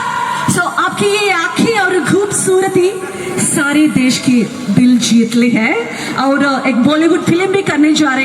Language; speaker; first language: Hindi; non-native, local second language; Malayalam